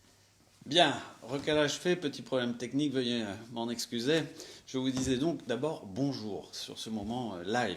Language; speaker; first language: French; native; French